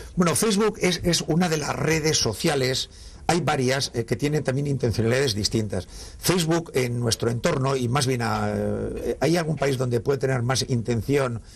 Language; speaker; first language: Spanish; native; Spanish